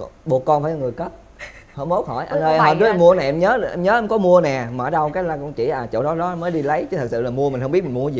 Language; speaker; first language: Vietnamese; native; Vietnamese